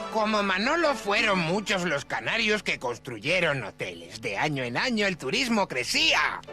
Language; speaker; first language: Spanish; native; Spanish